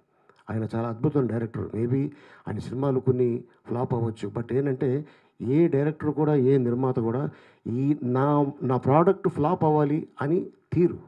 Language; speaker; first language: Telugu; native; Telugu